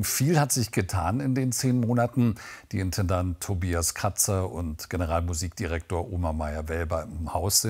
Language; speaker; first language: German; native; German